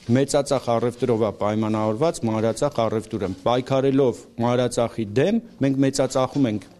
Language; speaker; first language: Armenian; native; Armenian